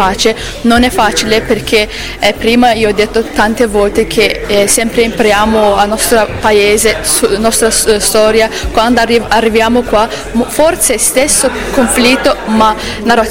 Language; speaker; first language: Italian; non-native, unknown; Azerbaijani